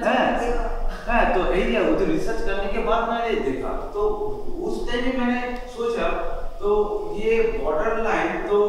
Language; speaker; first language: Hindi; non-native, local second language; Bangla